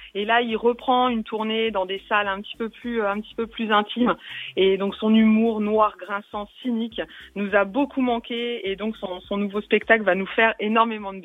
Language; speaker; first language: French; native; French